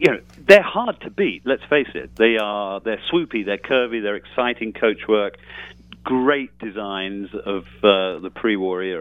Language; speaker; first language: English; native; English